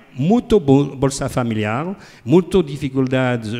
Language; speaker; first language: Portuguese; non-native, learner; French